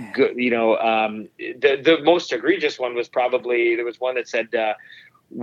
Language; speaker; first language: English; native; English